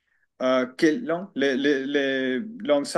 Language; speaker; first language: French; non-native, learner; Finnish